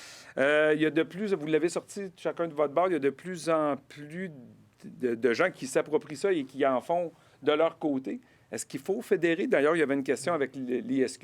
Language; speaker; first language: French; native; French